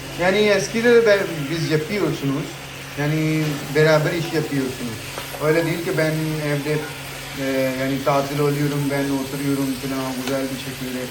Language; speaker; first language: Turkish; non-native, learner; Urdu